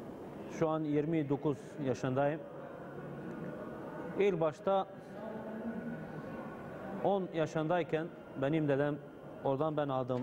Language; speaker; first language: Turkish; non-native, fluent; Bulgarian